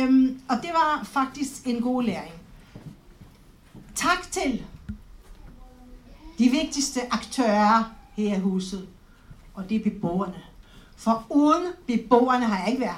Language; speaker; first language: Danish; non-native, fluent; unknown